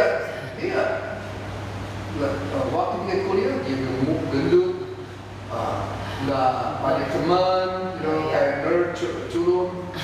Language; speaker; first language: Indonesian; non-native, fluent; English